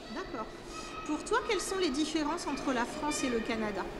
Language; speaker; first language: French; native; French